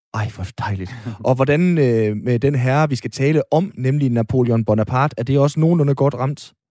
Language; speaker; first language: Danish; native; Danish